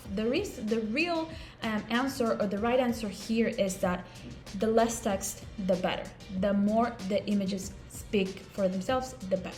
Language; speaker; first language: English; non-native, local second language; Spanish